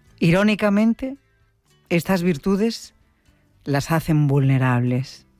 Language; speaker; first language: Spanish; native; Spanish